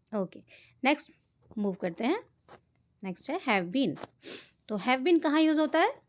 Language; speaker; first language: Hindi; native; Hindi